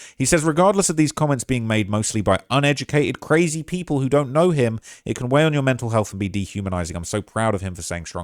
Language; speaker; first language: English; native; English